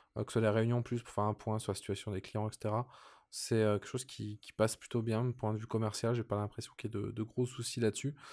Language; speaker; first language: French; native; French